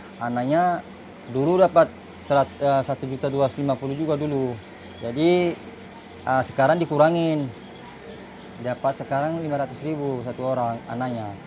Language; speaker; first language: Indonesian; non-native, fluent; Rohingya